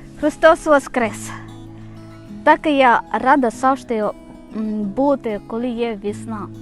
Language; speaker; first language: Ukrainian; non-native, fluent; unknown